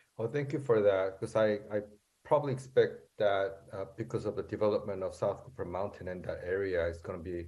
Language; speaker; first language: English; non-native, fluent; Korean